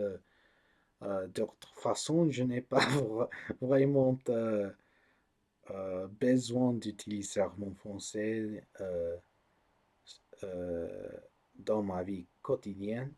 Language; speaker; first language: French; non-native, learner; English